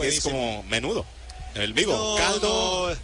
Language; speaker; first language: Spanish; native; Spanish